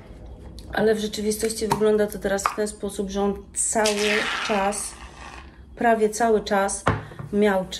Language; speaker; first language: Polish; native; Polish